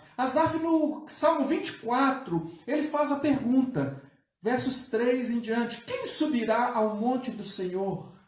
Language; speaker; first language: Portuguese; native; Portuguese